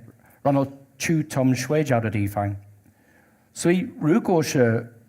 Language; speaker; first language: Chinese; non-native, learner; English